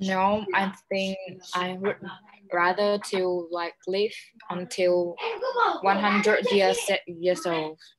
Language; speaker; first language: English; non-native, learner; Vietnamese